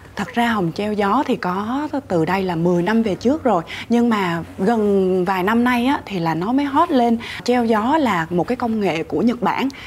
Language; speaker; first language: Vietnamese; native; Vietnamese